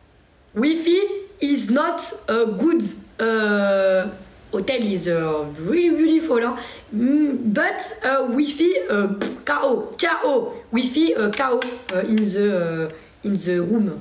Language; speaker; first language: English; non-native, learner; French